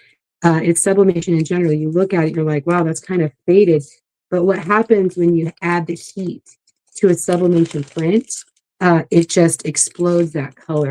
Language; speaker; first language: English; native; English